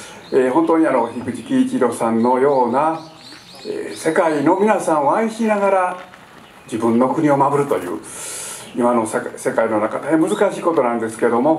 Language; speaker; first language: Japanese; native; Japanese